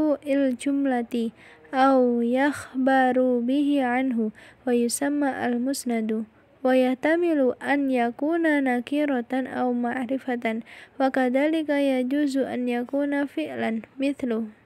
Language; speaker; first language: Arabic; non-native, learner; Indonesian